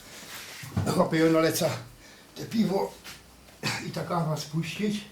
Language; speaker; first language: Polish; native; Polish